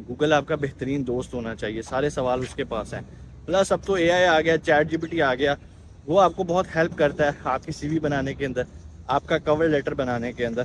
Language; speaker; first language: Urdu; native; Urdu